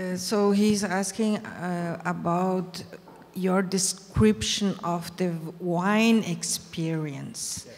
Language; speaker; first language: English; non-native, fluent; Portuguese